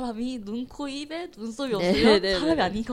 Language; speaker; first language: Korean; non-native, learner; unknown